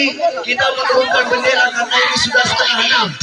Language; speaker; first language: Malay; non-native, local second language; Batak Toba